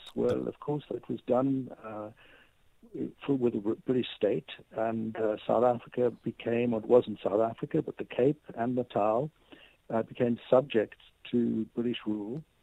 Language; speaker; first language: English; native; English